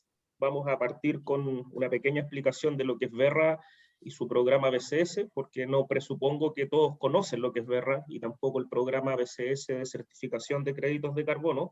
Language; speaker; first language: Spanish; native; Spanish